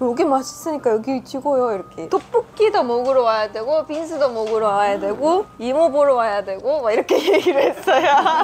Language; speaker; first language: Korean; non-native, fluent; Japanese